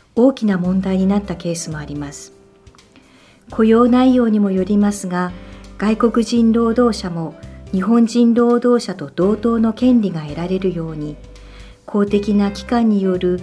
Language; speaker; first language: Japanese; native; Japanese